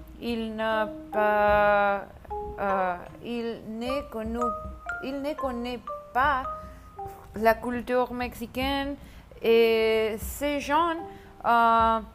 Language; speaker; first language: French; non-native, learner; Spanish